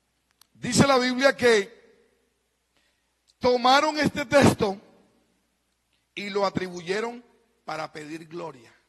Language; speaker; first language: Spanish; native; Spanish